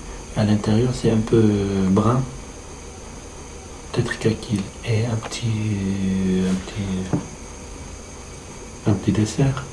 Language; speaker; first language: French; non-native, fluent; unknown